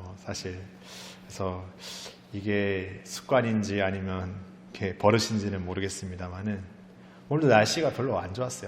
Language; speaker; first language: Korean; native; Korean